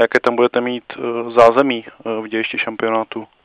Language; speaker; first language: Czech; native; Czech